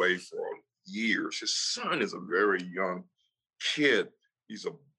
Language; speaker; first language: English; native; English